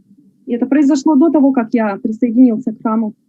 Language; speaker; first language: Russian; native; Russian